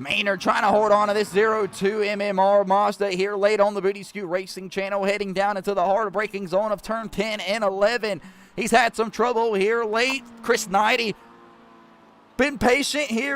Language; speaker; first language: English; native; English